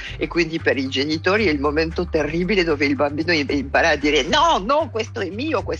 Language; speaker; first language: Italian; non-native, fluent; French